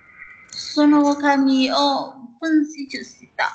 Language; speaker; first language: Japanese; non-native, learner; Vietnamese